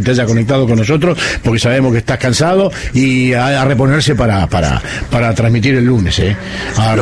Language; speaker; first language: Spanish; native; Spanish